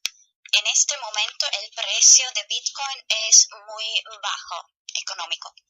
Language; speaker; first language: Spanish; non-native, fluent; German